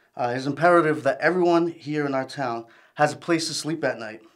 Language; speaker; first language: English; early bilingual, other home language; Spanish